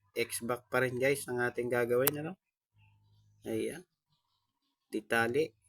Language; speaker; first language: Filipino; native; Filipino